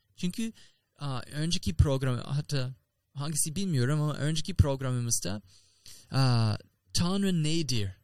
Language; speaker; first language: Turkish; non-native, learner; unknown